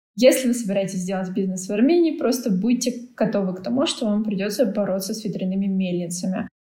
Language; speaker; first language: Russian; native; Russian